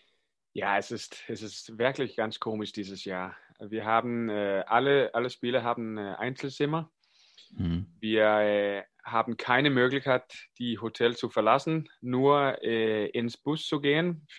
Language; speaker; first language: German; non-native, fluent; Danish